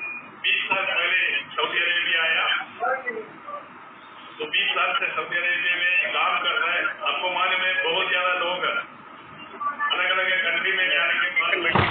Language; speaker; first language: Hindi; non-native, fluent; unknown